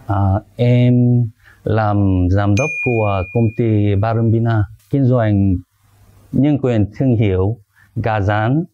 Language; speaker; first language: Vietnamese; non-native, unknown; Korean